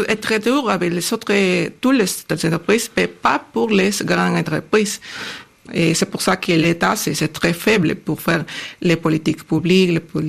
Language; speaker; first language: French; non-native, learner; Spanish